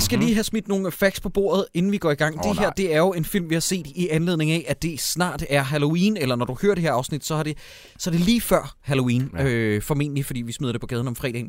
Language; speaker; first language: Danish; native; Danish